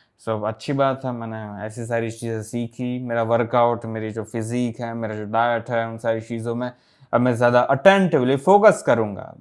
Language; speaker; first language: Hindi; non-native, local second language; Gujarati